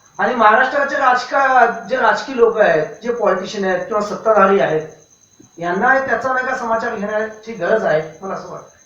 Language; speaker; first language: Marathi; non-native, local second language; Urdu